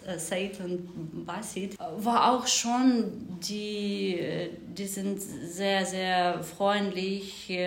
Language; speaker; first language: German; non-native, learner; Ukrainian